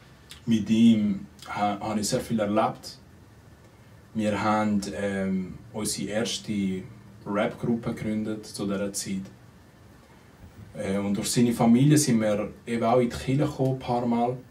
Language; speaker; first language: German; early bilingual, other home language; Spanish